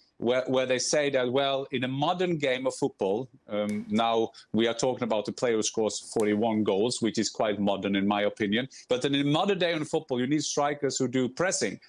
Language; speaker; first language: English; non-native, fluent; Norwegian